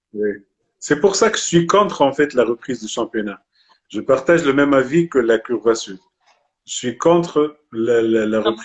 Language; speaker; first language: French; non-native, local second language; Arabic